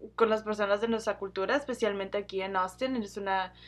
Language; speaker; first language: Spanish; early bilingual, heritage; Spanish